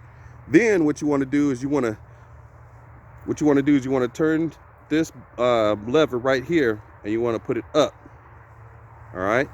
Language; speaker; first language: English; native; English